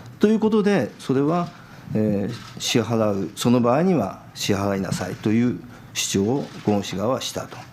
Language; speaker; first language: Japanese; native; Japanese